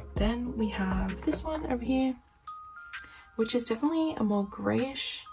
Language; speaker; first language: English; native; English